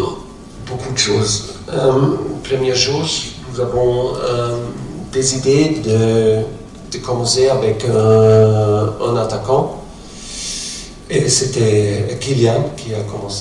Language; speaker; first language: French; non-native, fluent; German